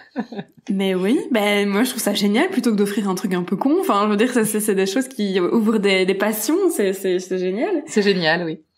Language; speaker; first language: French; native; French